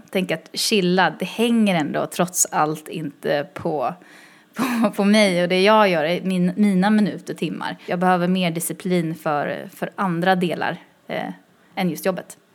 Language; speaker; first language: Swedish; early bilingual, other home language; Chinese